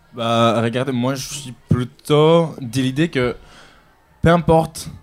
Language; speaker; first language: French; non-native, fluent; Greek